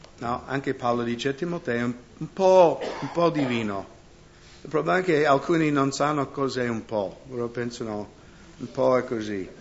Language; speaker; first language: Italian; non-native, fluent; English